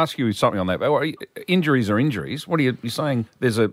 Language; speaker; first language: English; native; English